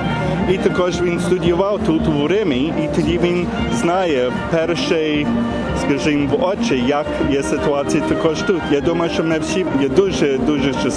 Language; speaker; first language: Ukrainian; early bilingual, heritage; Ukrainian